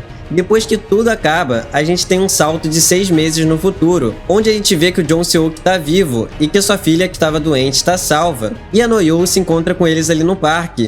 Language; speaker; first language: Portuguese; native; Portuguese